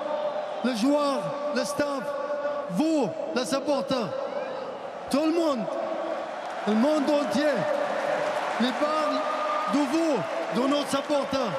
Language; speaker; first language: French; non-native, learner; Arabic